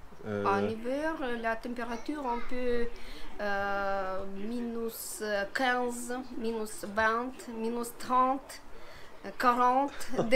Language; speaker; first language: French; non-native, learner; Russian